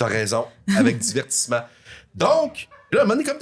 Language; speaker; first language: French; native; French